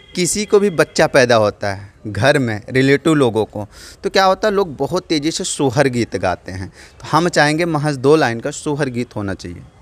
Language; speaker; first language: Hindi; native; Hindi